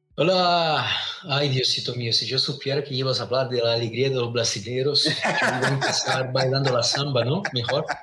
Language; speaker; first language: Spanish; non-native, fluent; Portuguese